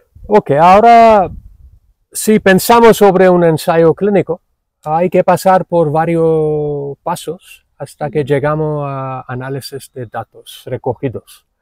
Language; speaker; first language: Spanish; non-native, fluent; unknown